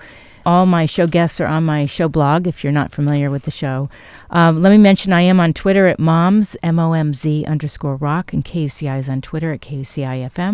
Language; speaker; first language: English; native; English